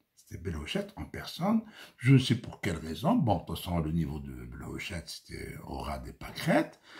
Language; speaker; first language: French; non-native, local second language; Arabic